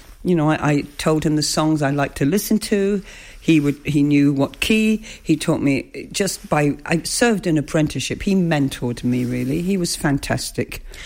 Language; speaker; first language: English; native; English